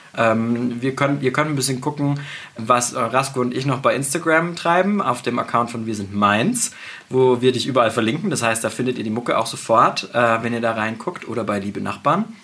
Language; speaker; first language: German; native; German